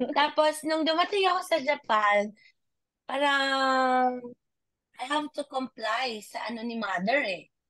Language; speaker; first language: Filipino; native; Filipino